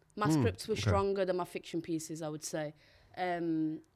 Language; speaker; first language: English; non-native, local second language; Portuguese